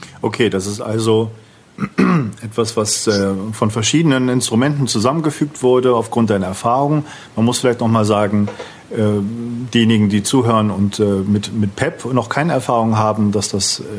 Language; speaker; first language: German; native; German